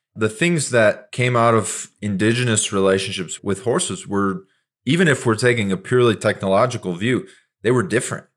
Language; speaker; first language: English; native; English